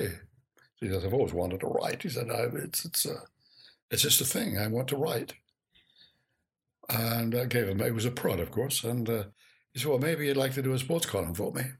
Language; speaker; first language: English; native; English